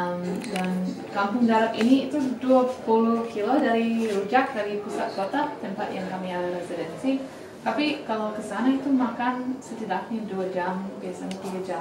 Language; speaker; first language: Indonesian; non-native, fluent; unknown